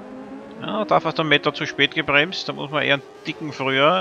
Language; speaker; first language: German; native; German